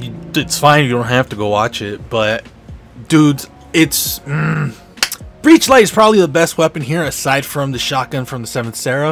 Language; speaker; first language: English; native; English